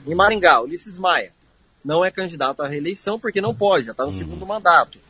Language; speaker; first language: Portuguese; native; Portuguese